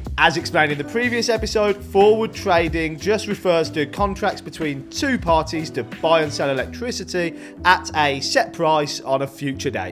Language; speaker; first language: English; native; English